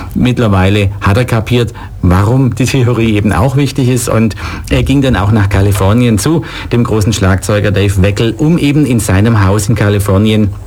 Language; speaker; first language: German; native; German